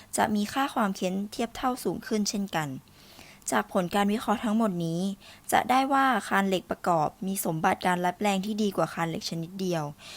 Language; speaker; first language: Thai; native; Thai